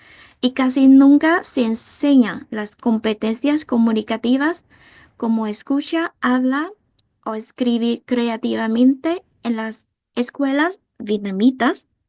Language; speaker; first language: Spanish; non-native, fluent; Vietnamese